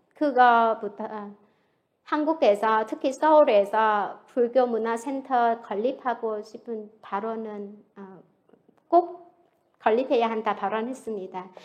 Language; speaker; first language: Korean; non-native, fluent; Vietnamese